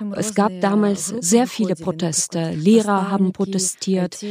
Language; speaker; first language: German; non-native, fluent; Belarusian